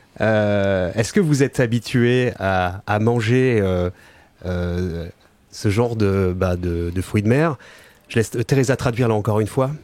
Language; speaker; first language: French; native; French